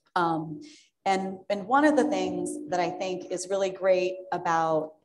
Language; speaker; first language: English; native; English